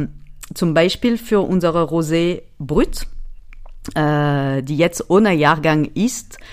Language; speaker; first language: German; non-native, fluent; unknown